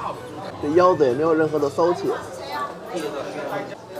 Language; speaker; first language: Chinese; native; Chinese